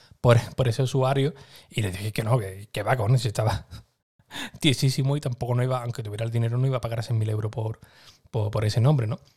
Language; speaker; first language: Spanish; native; Spanish